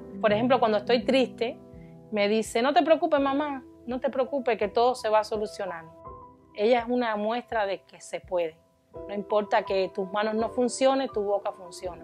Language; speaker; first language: Spanish; native; Spanish